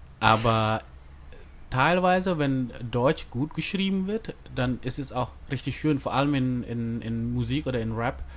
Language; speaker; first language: German; non-native, fluent; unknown